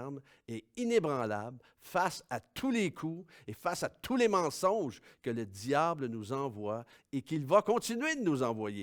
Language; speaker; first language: French; native; French